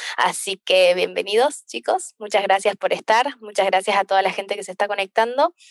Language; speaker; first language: Spanish; native; Spanish